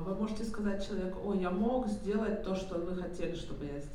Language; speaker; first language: Russian; native; Russian